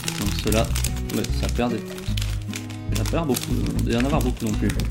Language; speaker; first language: French; native; French